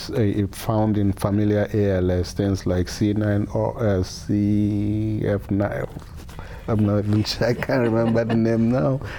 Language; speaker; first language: English; non-native, local second language; Igbo